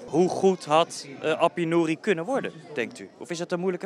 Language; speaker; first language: Dutch; native; Dutch